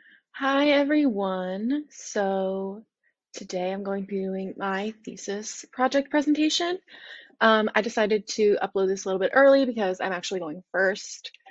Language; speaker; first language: English; native; English